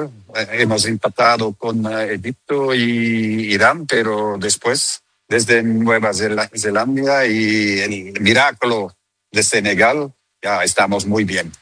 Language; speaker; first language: Spanish; non-native, learner; Dutch